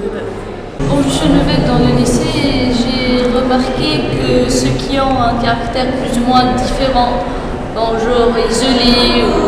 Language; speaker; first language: French; non-native, local second language; Arabic